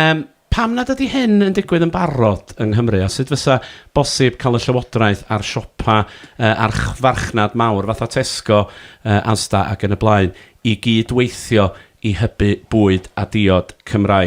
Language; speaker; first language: Welsh; native; Welsh